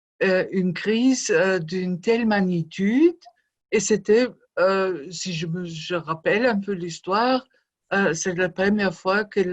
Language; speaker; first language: French; non-native, fluent; German